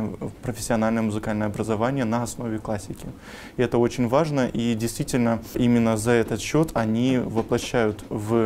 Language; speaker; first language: Russian; native; Russian